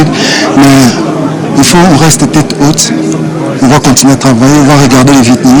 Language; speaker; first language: French; non-native, local second language; Lingala